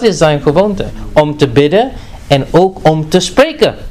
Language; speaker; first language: Dutch; non-native, fluent; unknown